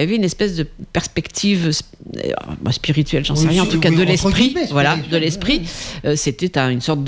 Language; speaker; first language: French; native; French